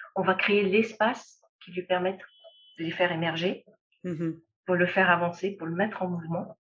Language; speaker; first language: French; non-native, local second language; Arabic